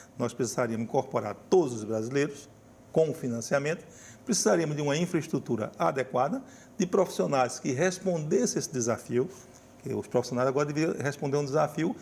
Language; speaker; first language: Portuguese; native; Portuguese